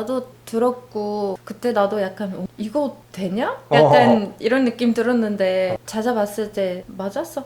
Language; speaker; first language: Korean; non-native, learner; Arabic